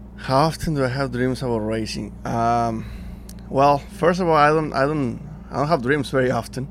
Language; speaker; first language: English; non-native, fluent; Spanish